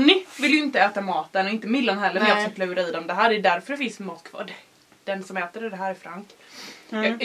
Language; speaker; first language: Swedish; native; Swedish